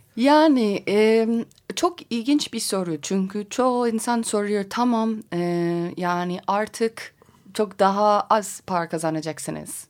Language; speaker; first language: Turkish; non-native, learner; English